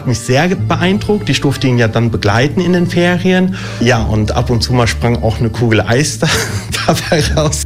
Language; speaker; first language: German; early bilingual, other home language; Italian